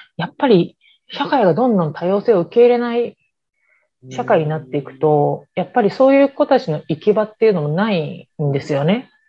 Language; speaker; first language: Japanese; native; Japanese